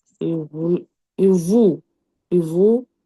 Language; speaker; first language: French; non-native, learner; English